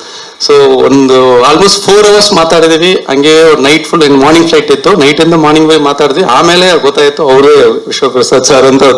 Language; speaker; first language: Kannada; non-native, learner; Tamil